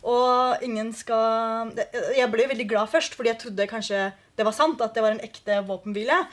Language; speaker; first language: Norwegian; early bilingual, other home language; Kurdish